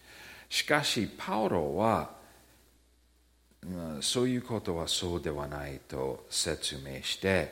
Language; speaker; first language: Japanese; early bilingual, heritage; Japanese